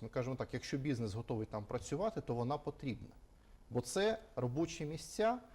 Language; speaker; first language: Ukrainian; native; Ukrainian